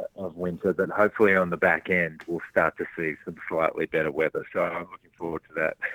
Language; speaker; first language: English; native; English